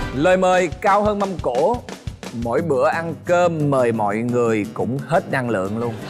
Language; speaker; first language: Vietnamese; native; Vietnamese